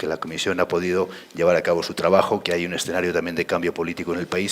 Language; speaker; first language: Spanish; native; Spanish